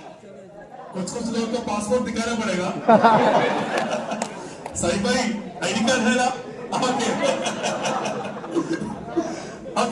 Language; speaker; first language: Hindi; non-native, fluent; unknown